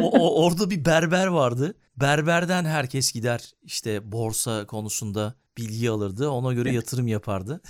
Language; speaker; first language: Turkish; native; Turkish